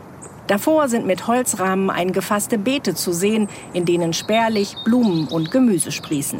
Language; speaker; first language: German; native; German